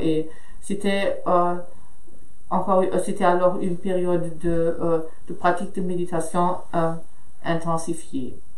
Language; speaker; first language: French; non-native, fluent; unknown